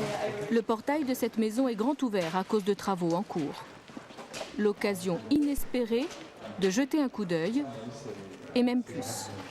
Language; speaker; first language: French; native; French